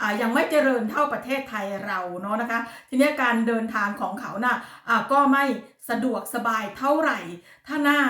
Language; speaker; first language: Thai; non-native, local second language; Lao